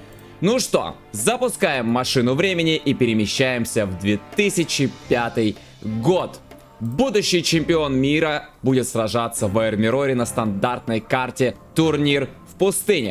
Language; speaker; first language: Russian; native; Russian